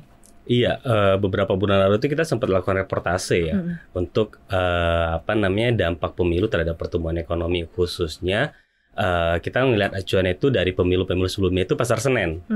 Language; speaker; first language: Indonesian; native; Indonesian